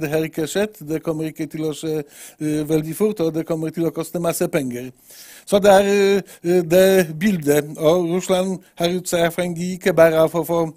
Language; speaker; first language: Norwegian; non-native, fluent; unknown